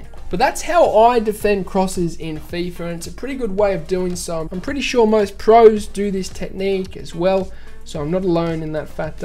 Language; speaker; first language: English; native; English